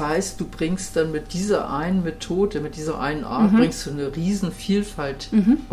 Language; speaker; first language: German; native; German